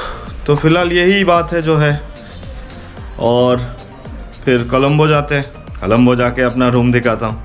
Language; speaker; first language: Hindi; non-native, local second language; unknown